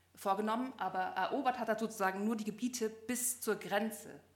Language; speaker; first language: German; native; German